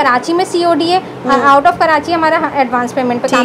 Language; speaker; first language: Urdu; native; Urdu